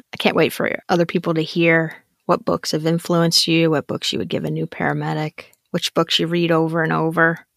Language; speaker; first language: English; native; English